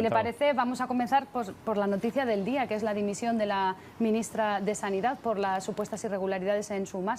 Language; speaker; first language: Spanish; native; Spanish